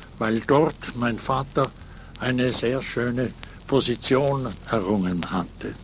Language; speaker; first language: German; native; German